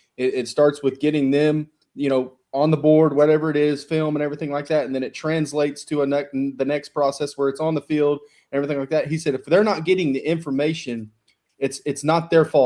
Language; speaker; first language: English; native; English